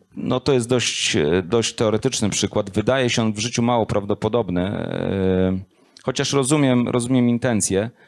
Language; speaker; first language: Polish; native; Polish